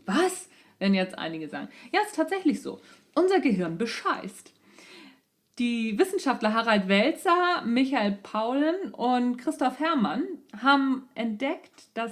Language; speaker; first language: German; native; German